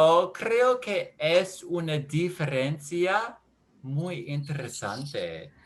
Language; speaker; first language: Spanish; non-native, learner; English